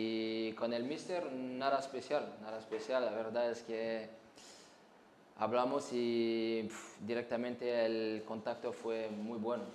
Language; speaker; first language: Spanish; non-native, fluent; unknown